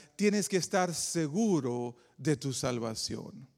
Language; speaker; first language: Spanish; native; Spanish